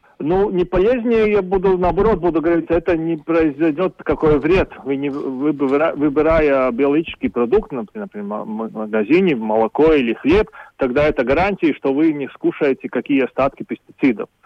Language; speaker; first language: Russian; non-native, local second language; Latvian